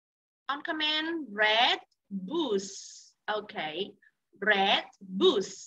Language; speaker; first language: English; non-native, learner; Vietnamese